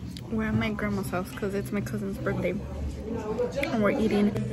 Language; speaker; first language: English; early bilingual, other home language; Spanish